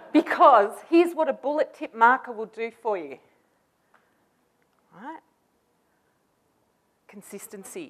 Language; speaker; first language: English; native; English